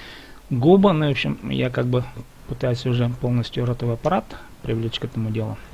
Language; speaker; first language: Russian; native; Russian